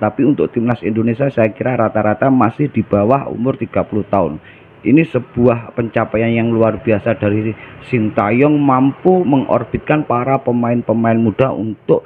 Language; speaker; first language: Indonesian; native; Indonesian